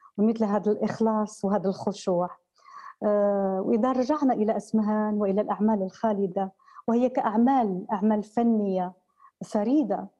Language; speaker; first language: Arabic; native; Arabic